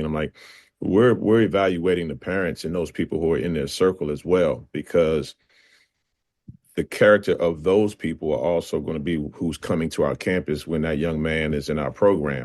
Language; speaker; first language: English; native; English